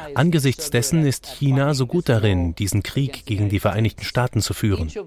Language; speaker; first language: German; non-native, fluent; French